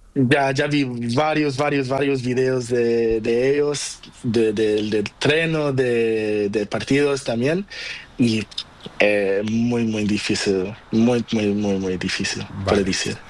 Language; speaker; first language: Spanish; non-native, learner; Portuguese